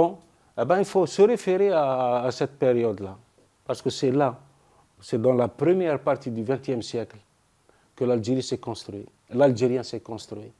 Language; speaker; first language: French; non-native, local second language; Arabic